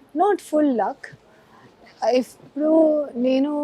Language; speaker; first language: Telugu; non-native, learner; Hindi